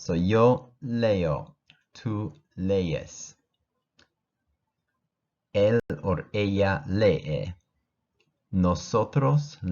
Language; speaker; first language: Spanish; non-native, fluent; English